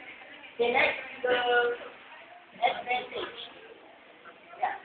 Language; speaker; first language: English; non-native, learner; Indonesian